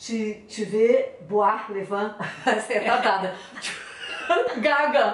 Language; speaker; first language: French; non-native, learner; Portuguese